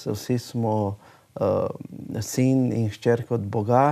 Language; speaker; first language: Slovenian; non-native, learner; Portuguese